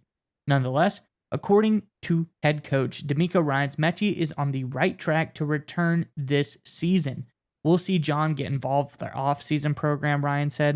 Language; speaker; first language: English; native; English